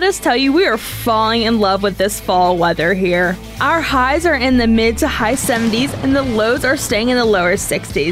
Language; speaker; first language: English; native; English